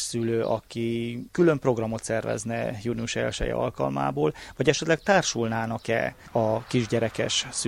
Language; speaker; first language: Hungarian; native; Hungarian